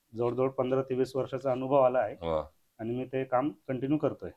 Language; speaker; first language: Marathi; non-native, local second language; Urdu